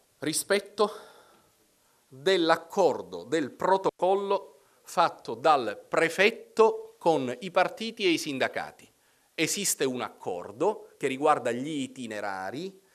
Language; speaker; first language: Italian; native; Italian